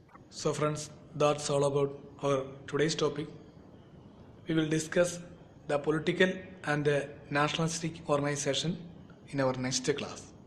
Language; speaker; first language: English; non-native, local second language; Malayalam